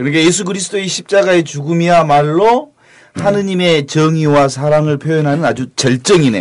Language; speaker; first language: Korean; native; Korean